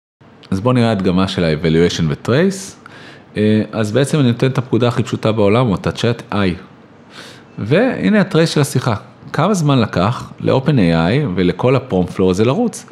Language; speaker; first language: Hebrew; native; Hebrew